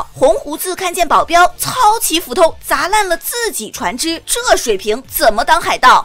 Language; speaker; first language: Chinese; native; Chinese